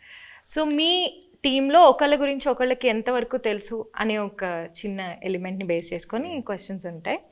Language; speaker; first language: Telugu; native; Telugu